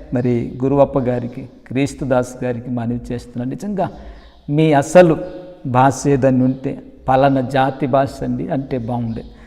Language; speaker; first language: Telugu; non-native, local second language; Koya